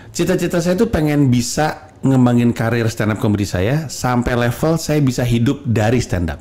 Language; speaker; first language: Indonesian; native; Indonesian